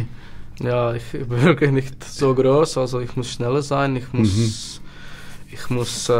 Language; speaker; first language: German; non-native, learner; Czech